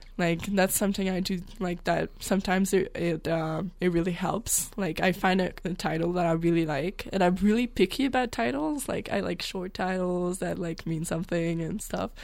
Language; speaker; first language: English; non-native, local second language; French